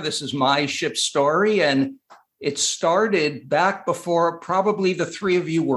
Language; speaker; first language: English; native; English